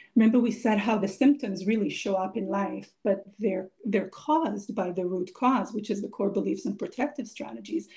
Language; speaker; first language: English; non-native, fluent; Hebrew